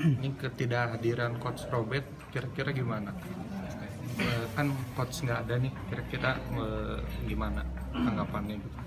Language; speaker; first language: Indonesian; native; Indonesian